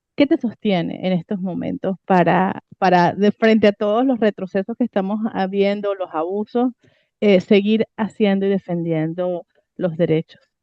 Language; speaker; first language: Spanish; native; Spanish